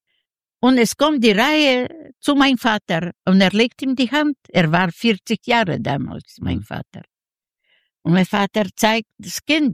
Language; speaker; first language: German; non-native, learner; Yiddish